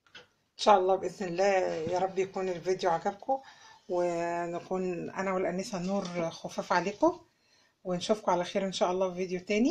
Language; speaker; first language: Arabic; native; Arabic